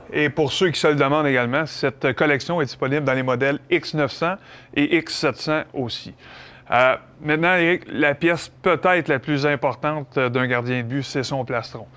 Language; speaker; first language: French; native; French